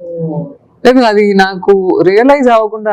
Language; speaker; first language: Telugu; non-native, learner; Tamil